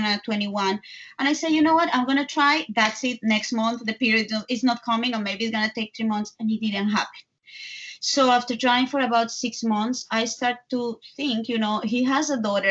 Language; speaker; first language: English; non-native, fluent; Spanish